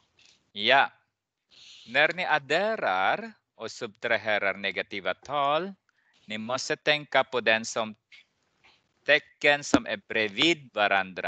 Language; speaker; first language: Swedish; non-native, fluent; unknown